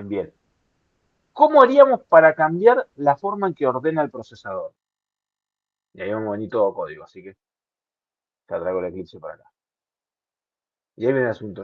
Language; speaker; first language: Spanish; native; Spanish